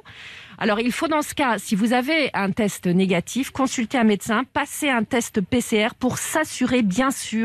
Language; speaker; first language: French; native; French